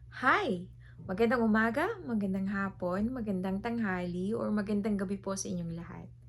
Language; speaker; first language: Filipino; native; Filipino